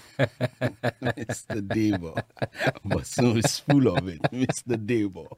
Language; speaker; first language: English; non-native, local second language; Yoruba